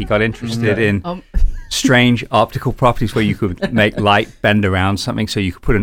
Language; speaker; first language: English; native; English